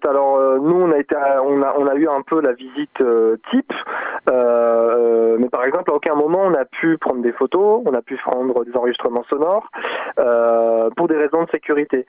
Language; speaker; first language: French; native; French